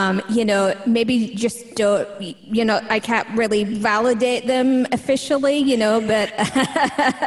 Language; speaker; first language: English; native; English